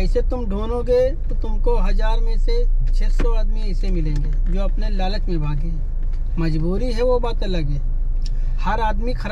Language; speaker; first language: Hindi; native; Hindi